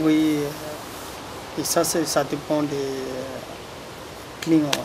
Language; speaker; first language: French; non-native, learner; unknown